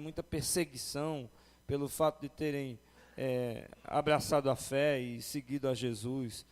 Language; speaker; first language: Portuguese; native; Portuguese